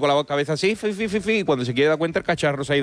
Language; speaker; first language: Spanish; native; Spanish